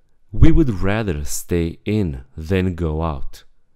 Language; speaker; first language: English; non-native, fluent; Romanian